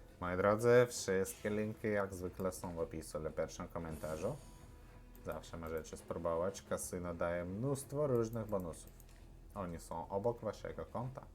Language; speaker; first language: Polish; non-native, learner; Russian